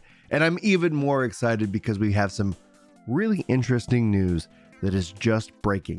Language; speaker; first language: English; native; English